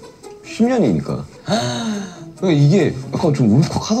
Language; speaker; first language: Korean; native; Korean